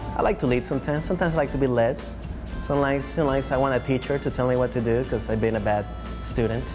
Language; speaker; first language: English; non-native, fluent; Spanish